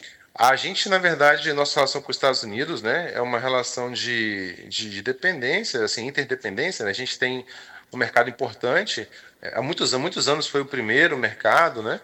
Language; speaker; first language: Portuguese; native; Portuguese